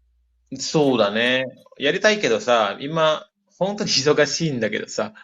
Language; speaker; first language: Japanese; non-native, fluent; Indonesian